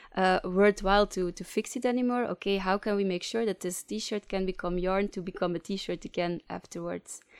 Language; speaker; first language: English; non-native, fluent; Dutch